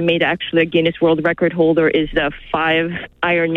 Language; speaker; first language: English; non-native, local second language; Filipino